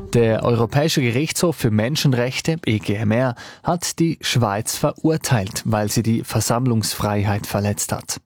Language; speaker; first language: German; native; German